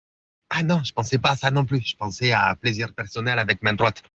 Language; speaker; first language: French; native; French